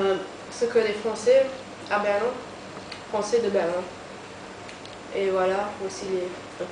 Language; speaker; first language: French; non-native, fluent; German